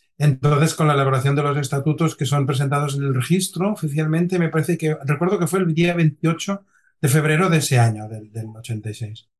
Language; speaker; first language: Spanish; non-native, local second language; Catalan